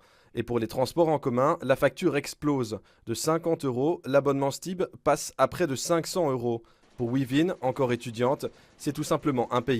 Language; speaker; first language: French; native; French